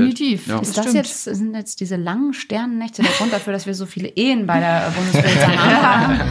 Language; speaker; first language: German; native; German